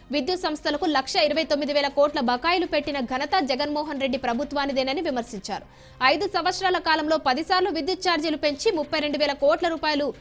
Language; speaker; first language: Telugu; native; Telugu